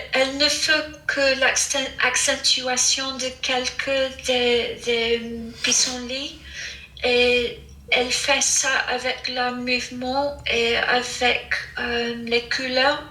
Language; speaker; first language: French; non-native, fluent; English